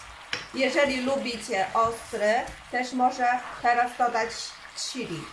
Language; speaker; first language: Polish; non-native, learner; Chinese